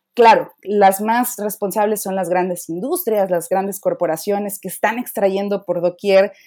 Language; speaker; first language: Spanish; native; Spanish